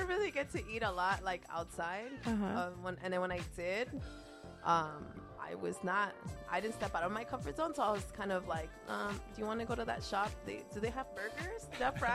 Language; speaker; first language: English; early bilingual, other home language; Spanish